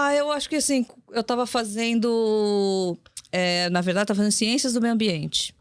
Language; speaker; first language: Portuguese; early bilingual, other home language; Korean